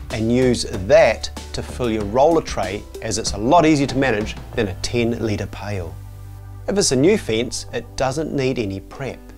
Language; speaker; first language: English; native; English